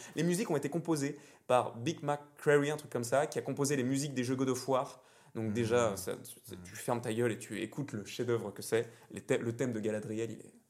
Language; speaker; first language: French; native; French